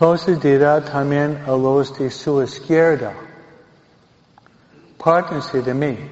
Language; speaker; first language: Spanish; non-native, fluent; English